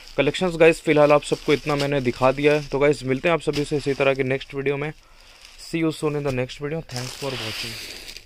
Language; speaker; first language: Hindi; native; Hindi